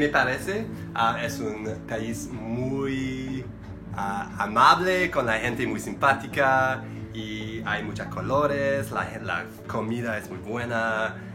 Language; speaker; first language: Spanish; non-native, learner; English